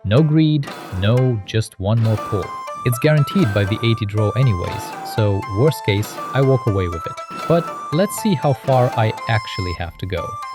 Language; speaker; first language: English; native; English